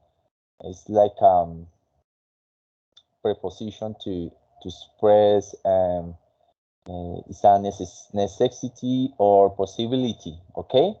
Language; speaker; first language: English; non-native, fluent; Spanish